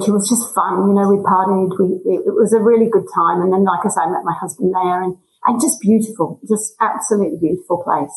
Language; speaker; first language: English; native; English